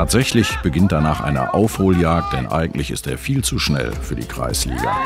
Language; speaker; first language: German; native; German